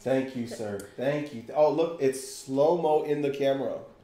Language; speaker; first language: English; native; English